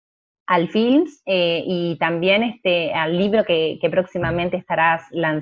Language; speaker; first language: Spanish; native; Spanish